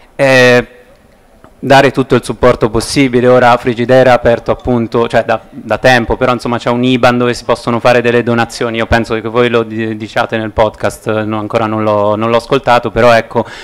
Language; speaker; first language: Italian; native; Italian